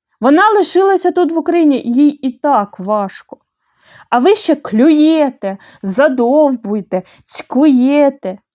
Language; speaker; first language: Ukrainian; non-native, fluent; Bulgarian